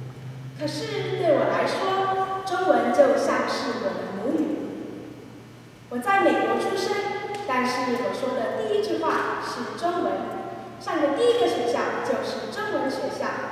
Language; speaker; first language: Chinese; early bilingual, heritage; Chinese